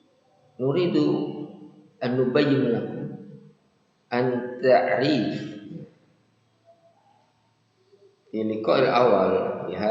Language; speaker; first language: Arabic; non-native, fluent; Indonesian